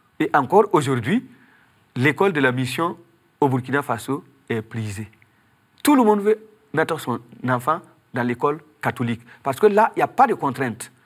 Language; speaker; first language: French; non-native, local second language; Mossi